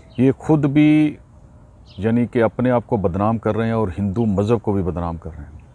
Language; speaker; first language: Urdu; non-native, local second language; Punjabi